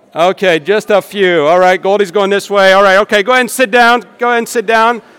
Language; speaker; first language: English; native; English